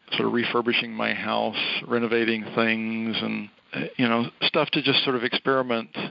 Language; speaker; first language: English; native; English